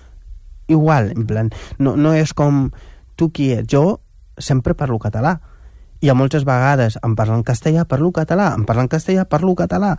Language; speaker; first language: Catalan; non-native, fluent; Wolof